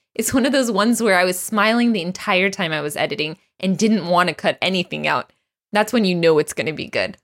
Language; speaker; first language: English; early bilingual, other home language; Persian